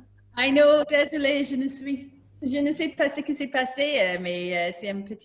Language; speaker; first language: French; non-native, learner; English